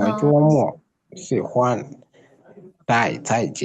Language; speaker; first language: Chinese; non-native, learner; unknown